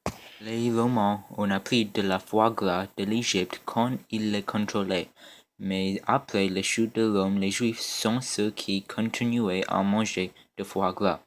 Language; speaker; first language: French; non-native, learner; English